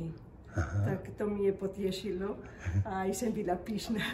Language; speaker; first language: Czech; non-native, learner; Spanish